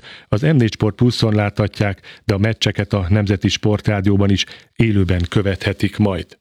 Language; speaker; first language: Hungarian; native; Hungarian